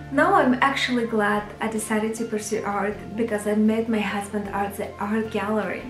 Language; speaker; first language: English; non-native, fluent; Russian